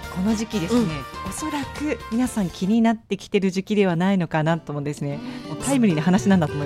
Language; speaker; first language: Japanese; native; Japanese